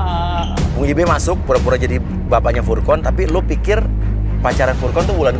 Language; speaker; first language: Indonesian; native; Indonesian